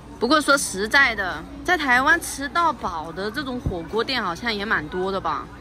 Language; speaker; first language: Chinese; native; Chinese